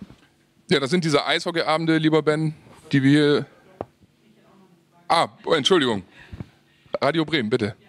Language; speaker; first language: German; native; German